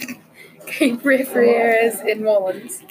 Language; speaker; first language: Spanish; non-native, learner; English